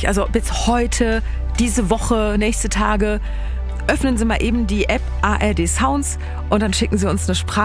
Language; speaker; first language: German; native; German